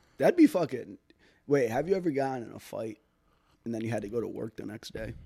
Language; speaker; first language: English; native; English